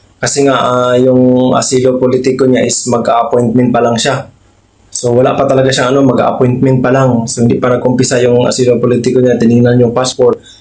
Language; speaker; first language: Filipino; native; Filipino